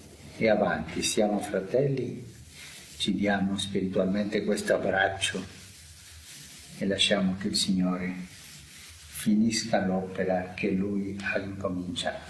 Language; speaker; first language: Italian; non-native, fluent; Spanish